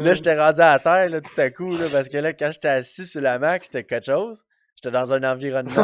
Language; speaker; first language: French; native; French